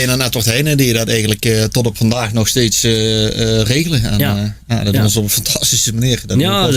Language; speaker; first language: Dutch; native; Dutch